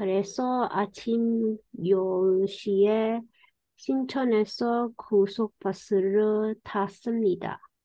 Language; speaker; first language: Korean; non-native, learner; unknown